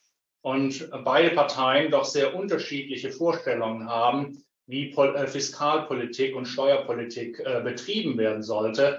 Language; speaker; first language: German; native; German